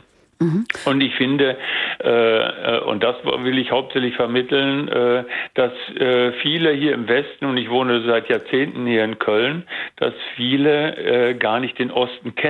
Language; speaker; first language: German; native; German